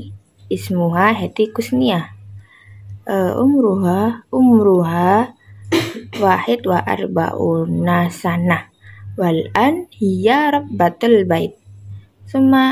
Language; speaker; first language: Arabic; non-native, learner; Indonesian